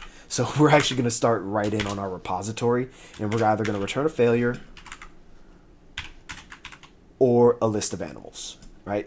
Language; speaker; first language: English; native; English